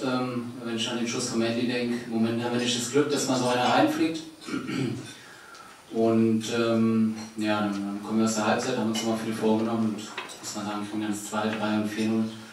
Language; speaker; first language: German; native; German